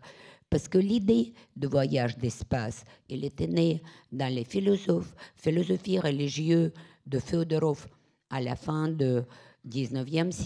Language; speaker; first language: French; non-native, fluent; Russian